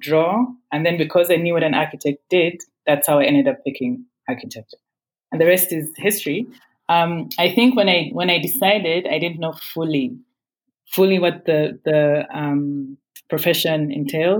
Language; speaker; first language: English; non-native, local second language; Ganda